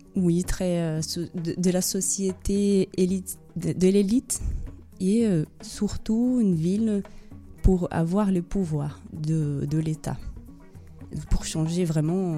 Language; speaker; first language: French; non-native, fluent; Portuguese